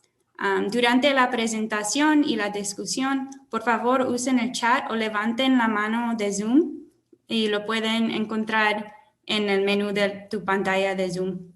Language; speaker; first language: Spanish; non-native, learner; English